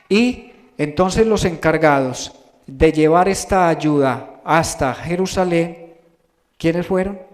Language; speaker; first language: Spanish; native; Spanish